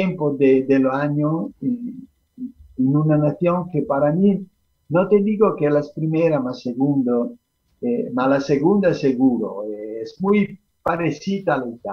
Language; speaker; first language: Spanish; non-native, fluent; Italian